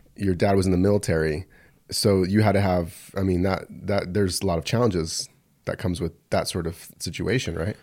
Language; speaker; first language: English; early bilingual, other home language; Spanish